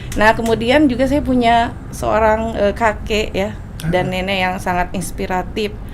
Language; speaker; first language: Indonesian; native; Indonesian